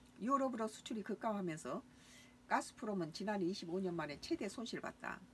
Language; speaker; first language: Korean; native; Korean